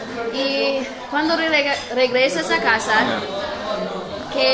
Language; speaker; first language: Spanish; non-native, fluent; English